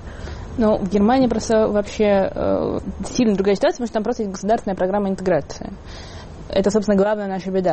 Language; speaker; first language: Russian; native; Russian